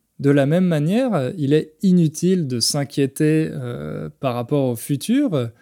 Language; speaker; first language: French; native; French